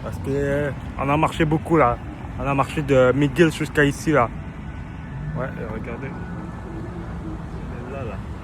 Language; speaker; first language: French; native; French